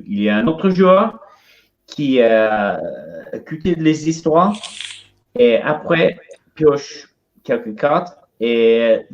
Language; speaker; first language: French; non-native, learner; English